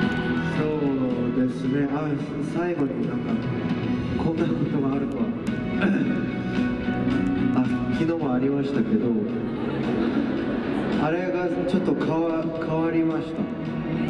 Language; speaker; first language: Japanese; non-native, fluent; Korean